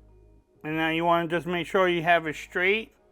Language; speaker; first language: English; native; English